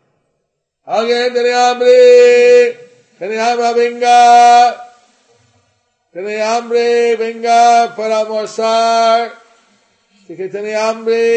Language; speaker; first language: Spanish; non-native, learner; English